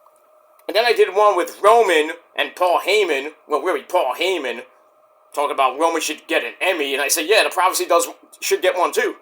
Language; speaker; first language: English; native; English